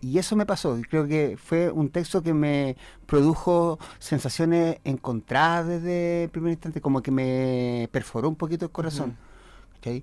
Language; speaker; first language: Spanish; native; Spanish